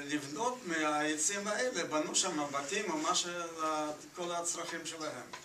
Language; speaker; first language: Hebrew; non-native, fluent; Yiddish